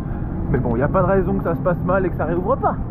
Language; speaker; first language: French; native; French